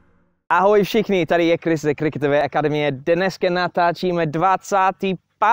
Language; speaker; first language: Czech; non-native, fluent; English